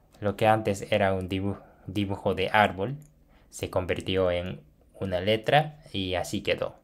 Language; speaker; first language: Spanish; non-native, fluent; Japanese